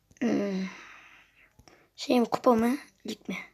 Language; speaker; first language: Turkish; native; Turkish